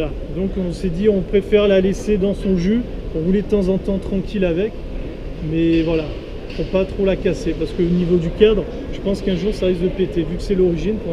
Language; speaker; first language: French; native; French